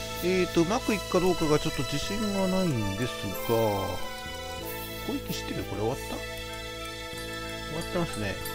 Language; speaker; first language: Japanese; native; Japanese